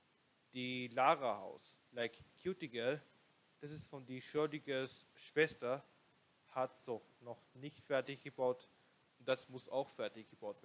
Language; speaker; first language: German; non-native, local second language; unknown